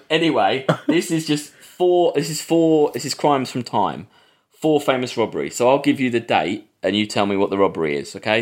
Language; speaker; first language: English; native; English